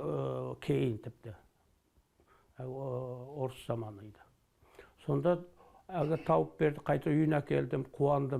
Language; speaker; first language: Kazakh; early bilingual, heritage; Kazakh